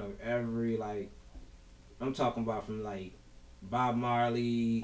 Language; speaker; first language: English; early bilingual, other home language; Lingala